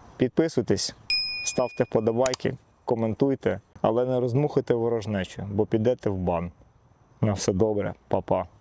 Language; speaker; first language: Ukrainian; non-native, local second language; Russian